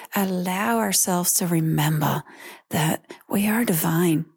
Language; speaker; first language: English; early bilingual, other home language; Dutch